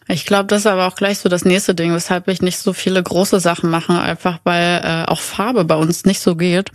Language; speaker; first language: German; native; German